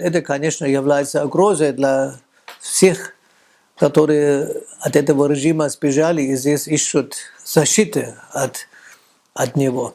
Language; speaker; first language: Russian; non-native, fluent; German